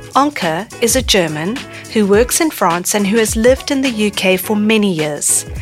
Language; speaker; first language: English; native; English